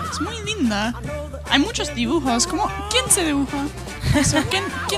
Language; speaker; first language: Spanish; non-native, fluent; English